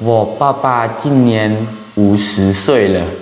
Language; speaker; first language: Chinese; non-native, learner; Lao